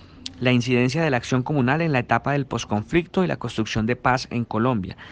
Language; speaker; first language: Spanish; native; Spanish